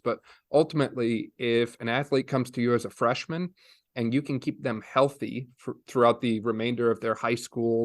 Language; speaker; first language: English; native; English